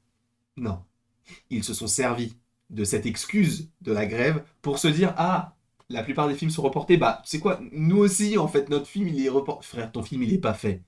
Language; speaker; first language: French; native; French